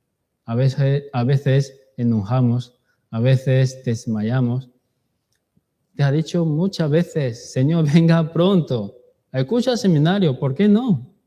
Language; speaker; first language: Spanish; non-native, learner; Chinese